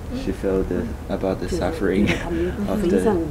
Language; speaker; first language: English; non-native, fluent; Chinese